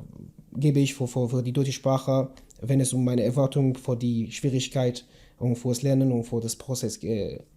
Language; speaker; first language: German; non-native, learner; Kurdish